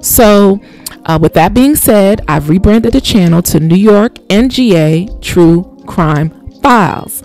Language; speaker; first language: English; native; English